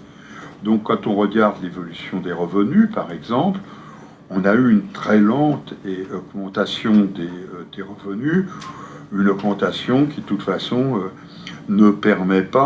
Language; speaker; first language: French; native; French